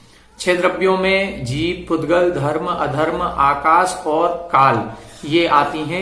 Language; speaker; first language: Hindi; native; Hindi